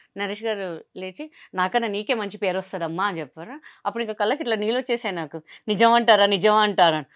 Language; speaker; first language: Telugu; non-native, local second language; Hindi